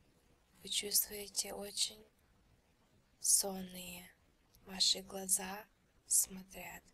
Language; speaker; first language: Russian; early bilingual, heritage; Russian